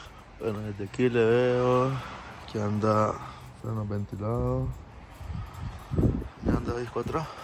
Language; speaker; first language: Spanish; native; Spanish